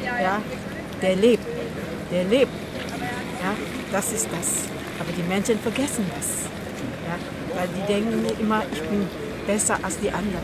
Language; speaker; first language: German; non-native, learner; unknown